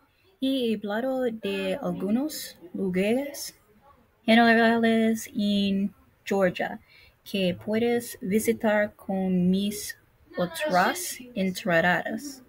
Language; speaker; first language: Spanish; non-native, learner; English